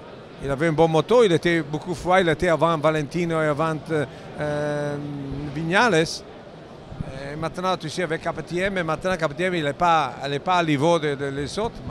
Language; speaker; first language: French; non-native, learner; Italian